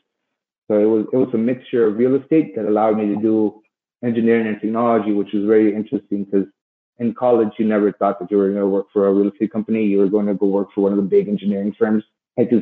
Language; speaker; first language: English; native; English